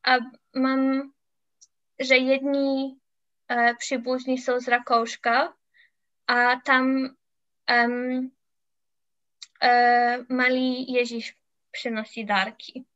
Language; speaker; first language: Czech; non-native, learner; English